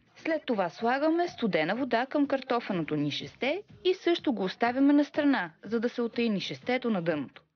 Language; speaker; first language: Bulgarian; non-native, fluent; Korean